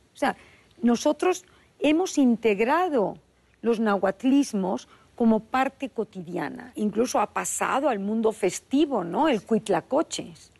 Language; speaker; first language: Spanish; native; Spanish